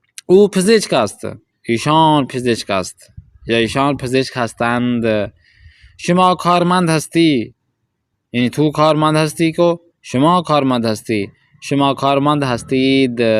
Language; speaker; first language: Persian; non-native, fluent; Urdu